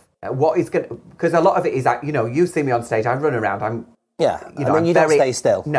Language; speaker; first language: English; native; English